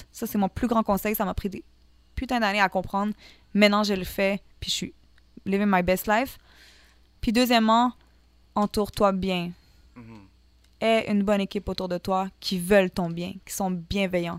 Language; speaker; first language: French; native; French